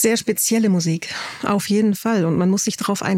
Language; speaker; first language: German; native; German